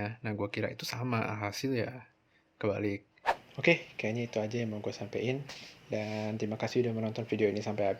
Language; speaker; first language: Indonesian; native; Indonesian